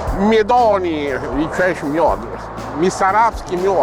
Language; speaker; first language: Ukrainian; non-native, learner; Italian